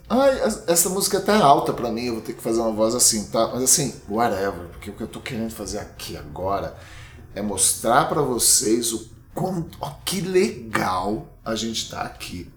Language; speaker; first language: Portuguese; native; Portuguese